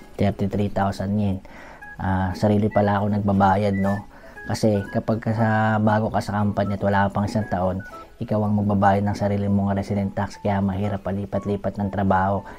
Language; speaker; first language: Filipino; native; Filipino